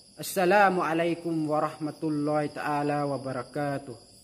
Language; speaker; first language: English; non-native, learner; Khmer